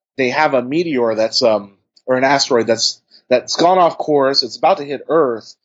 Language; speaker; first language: English; native; English